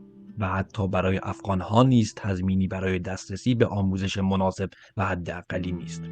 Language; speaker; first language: Persian; native; Persian